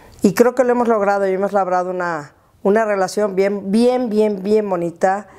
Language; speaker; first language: Spanish; native; Spanish